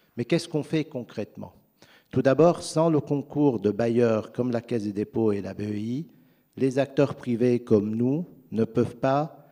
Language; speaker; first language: French; non-native, fluent; Arabic